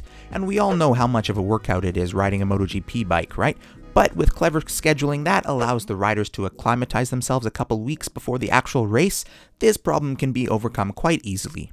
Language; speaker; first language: English; native; English